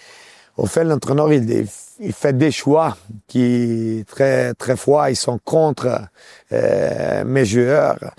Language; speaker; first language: French; non-native, local second language; Italian